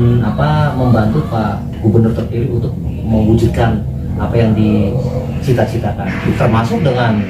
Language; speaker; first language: Indonesian; native; Indonesian